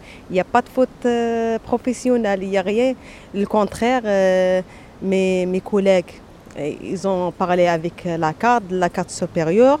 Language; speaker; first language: French; non-native, local second language; Arabic